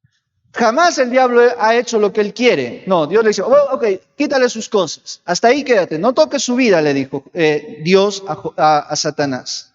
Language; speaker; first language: Spanish; native; Spanish